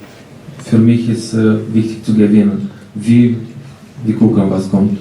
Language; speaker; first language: German; non-native, learner; Romanian